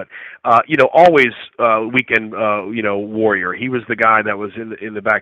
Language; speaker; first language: English; native; English